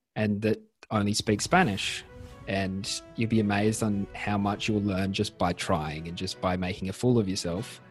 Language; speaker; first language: English; native; English